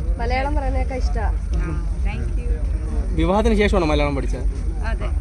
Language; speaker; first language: Malayalam; non-native, learner; Nepali